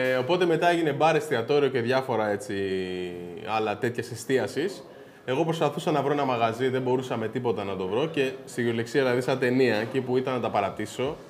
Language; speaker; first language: Greek; early bilingual, heritage; Greek